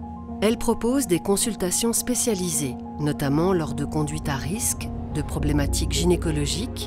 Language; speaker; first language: French; native; French